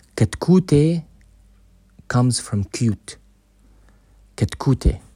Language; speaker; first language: Arabic; native; Arabic